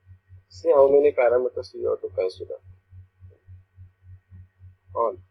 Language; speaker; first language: English; non-native, local second language; Marathi